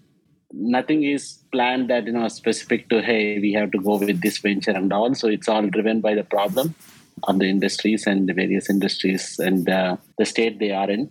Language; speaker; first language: English; non-native, local second language; Telugu